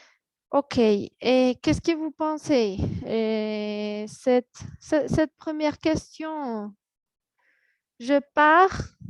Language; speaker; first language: French; non-native, fluent; Spanish